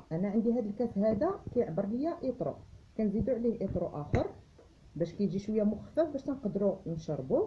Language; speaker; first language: Arabic; native; Arabic